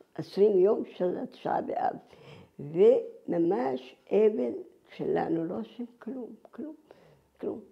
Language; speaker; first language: Hebrew; non-native, fluent; Arabic